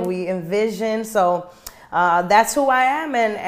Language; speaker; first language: English; native; English